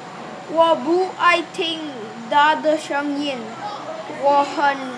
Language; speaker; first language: Chinese; non-native, learner; English